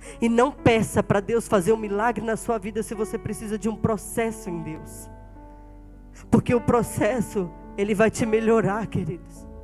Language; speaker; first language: Portuguese; native; Portuguese